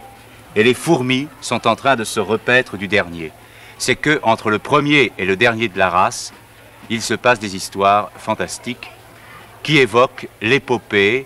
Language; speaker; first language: French; native; French